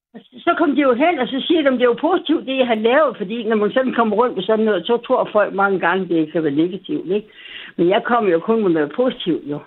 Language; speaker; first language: Danish; native; Danish